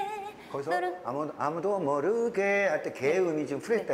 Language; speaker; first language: Korean; native; Korean